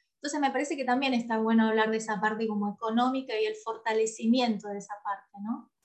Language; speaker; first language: Spanish; native; Spanish